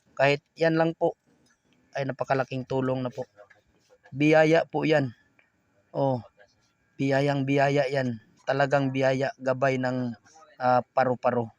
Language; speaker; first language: Filipino; non-native, local second language; Cebuano